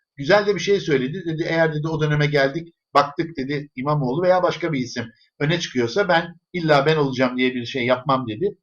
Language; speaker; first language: Turkish; early bilingual, other home language; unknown